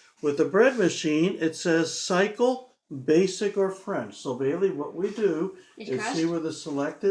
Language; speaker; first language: English; native; English